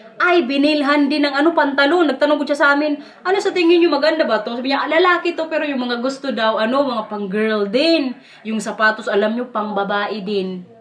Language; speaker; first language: Filipino; non-native, local second language; Waray